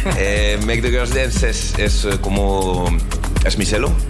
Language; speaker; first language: Spanish; non-native, learner; French